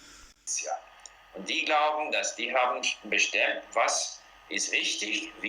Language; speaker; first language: German; non-native, learner; English